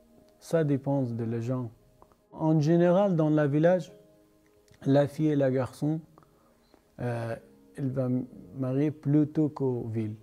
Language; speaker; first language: French; non-native, learner; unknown